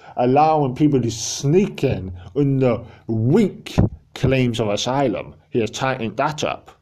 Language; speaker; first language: English; native; English